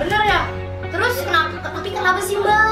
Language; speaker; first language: Indonesian; native; Indonesian